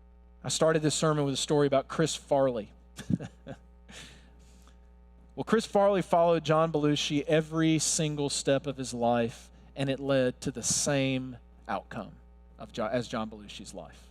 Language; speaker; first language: English; native; English